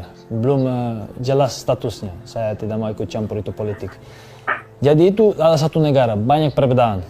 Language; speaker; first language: Indonesian; non-native, fluent; Serbian